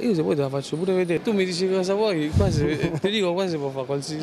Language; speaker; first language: Italian; native; Italian